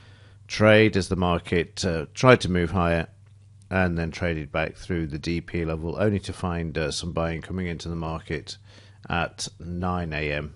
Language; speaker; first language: English; native; English